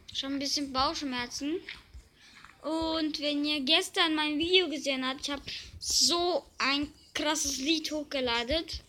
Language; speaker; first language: German; early bilingual, other home language; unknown